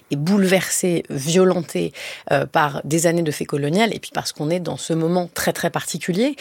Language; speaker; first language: French; native; French